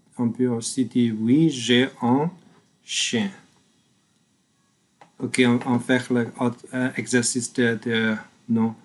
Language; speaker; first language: French; non-native, learner; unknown